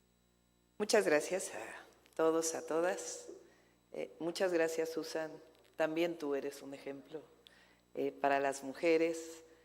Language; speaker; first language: Spanish; native; Spanish